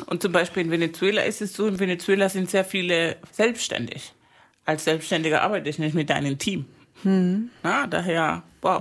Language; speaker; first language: German; non-native, fluent; Spanish